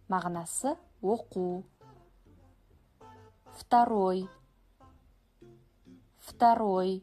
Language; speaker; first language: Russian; non-native, fluent; Kazakh